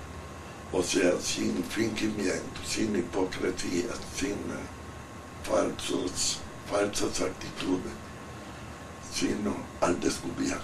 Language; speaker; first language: Spanish; non-native, fluent; Italian